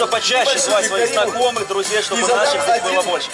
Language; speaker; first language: Russian; native; Russian